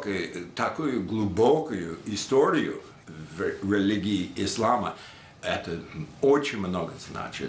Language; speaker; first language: Russian; non-native, fluent; English